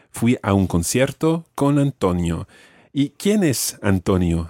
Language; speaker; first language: Spanish; non-native, fluent; English